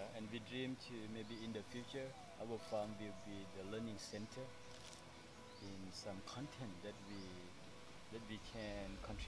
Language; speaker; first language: English; non-native, fluent; Thai